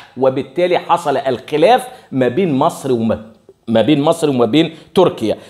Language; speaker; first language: Arabic; native; Arabic